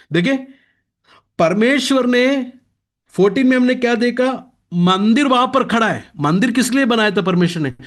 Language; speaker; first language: Hindi; non-native, local second language; Malayalam